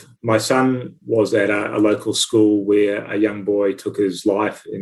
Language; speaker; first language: English; native; English